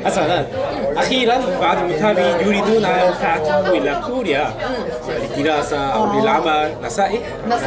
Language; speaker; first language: Arabic; non-native, learner; Korean